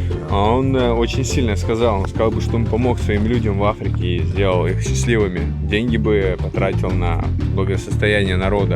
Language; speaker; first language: Russian; native; Russian